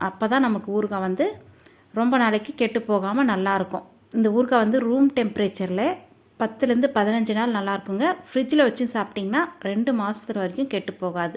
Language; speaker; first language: Tamil; native; Tamil